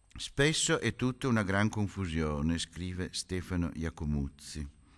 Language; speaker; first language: Italian; native; Italian